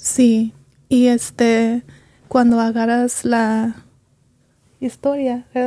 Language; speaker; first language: Spanish; early bilingual, heritage; Spanish